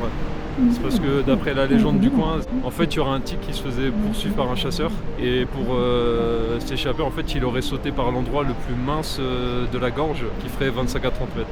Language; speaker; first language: French; native; French